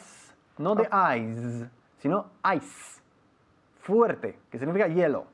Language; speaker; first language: Spanish; non-native, fluent; English